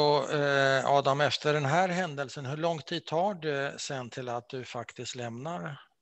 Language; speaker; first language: Swedish; native; Swedish